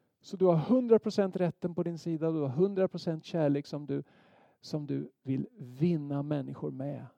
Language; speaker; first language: Swedish; native; Swedish